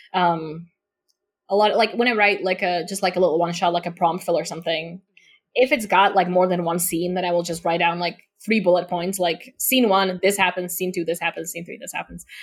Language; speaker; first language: English; non-native, fluent; Slovak